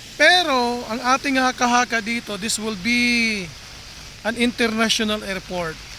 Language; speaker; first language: Filipino; non-native, local second language; Waray